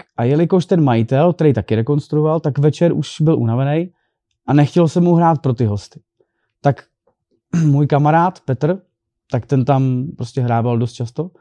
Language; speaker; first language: Czech; native; Czech